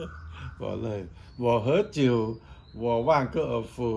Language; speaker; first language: Chinese; non-native, learner; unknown